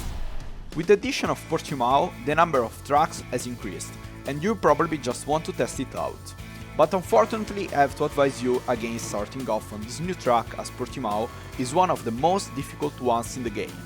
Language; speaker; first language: English; non-native, fluent; German